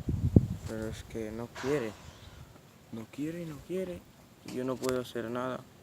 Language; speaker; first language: Spanish; non-native, local second language; Catalan